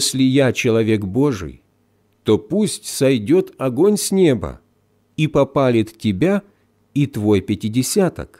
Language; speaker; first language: Russian; native; Russian